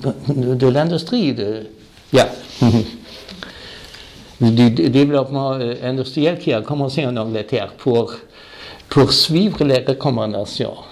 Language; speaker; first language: French; non-native, fluent; German